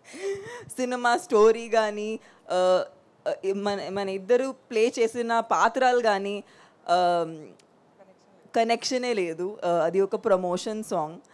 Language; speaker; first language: Telugu; non-native, local second language; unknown